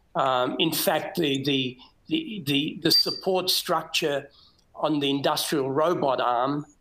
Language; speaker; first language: English; native; English